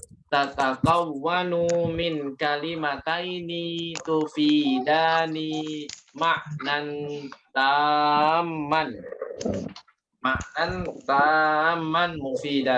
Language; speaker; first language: Arabic; non-native, fluent; Indonesian